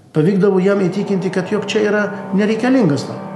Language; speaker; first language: Lithuanian; non-native, learner; Arabic